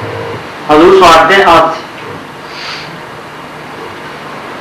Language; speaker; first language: Norwegian; non-native, fluent; Urdu